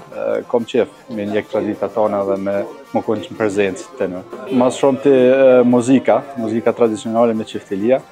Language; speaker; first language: Albanian; early bilingual, other home language; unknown